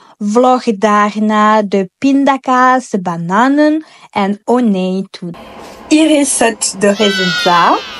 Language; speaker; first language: Dutch; non-native, local second language; French